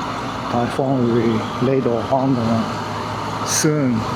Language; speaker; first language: Chinese; non-native, learner; Japanese